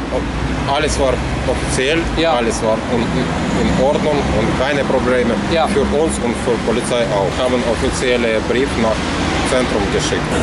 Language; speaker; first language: German; non-native, fluent; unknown